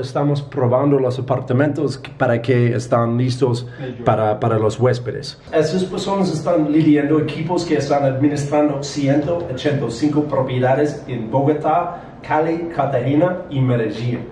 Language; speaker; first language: Spanish; non-native, learner; English